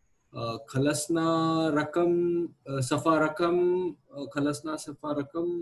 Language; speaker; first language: Arabic; non-native, learner; Hindi